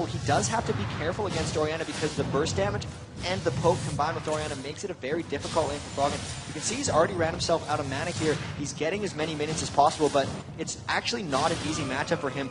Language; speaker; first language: English; native; English